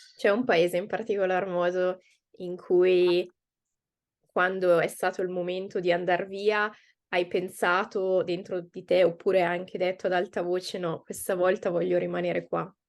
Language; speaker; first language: Italian; native; Italian